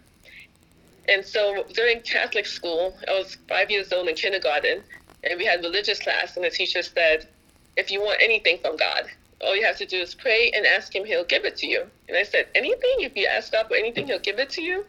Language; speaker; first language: English; native; English